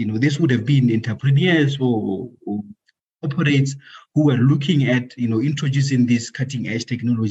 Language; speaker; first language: English; non-native, local second language; Southern Sotho